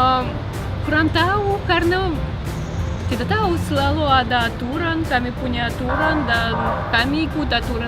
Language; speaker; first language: Indonesian; non-native, learner; Russian